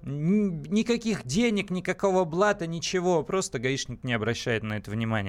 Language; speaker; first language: Russian; native; Russian